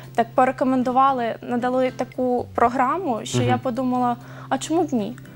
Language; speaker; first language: Ukrainian; native; Ukrainian